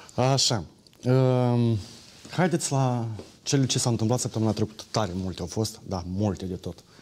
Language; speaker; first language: Romanian; native; Romanian